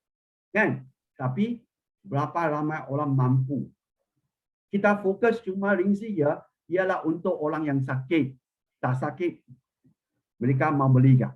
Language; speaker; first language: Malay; non-native, local second language; Min Nan Chinese